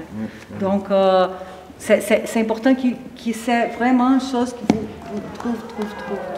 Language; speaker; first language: French; non-native, fluent; Portuguese